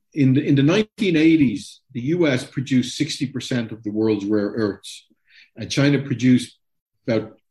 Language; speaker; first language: English; native; English